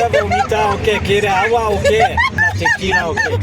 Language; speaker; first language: Spanish; non-native, fluent; Japanese